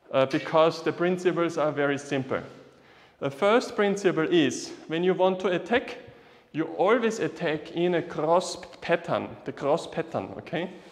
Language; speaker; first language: English; non-native, fluent; German